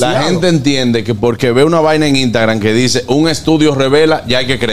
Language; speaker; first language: Spanish; native; Spanish